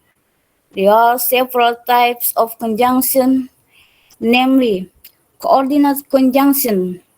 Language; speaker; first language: English; non-native, learner; Indonesian